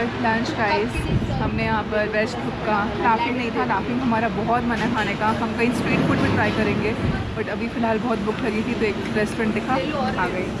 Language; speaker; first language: Hindi; native; Hindi